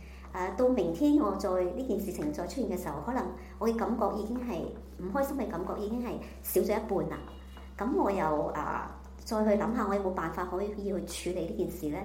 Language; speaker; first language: Chinese; native; Chinese